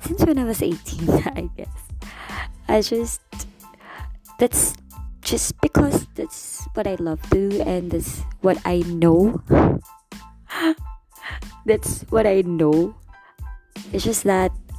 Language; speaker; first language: English; non-native, local second language; Filipino